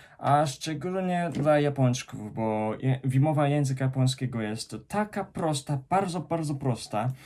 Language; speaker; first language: Polish; non-native, fluent; Japanese